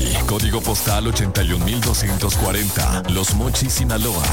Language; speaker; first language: Spanish; native; Spanish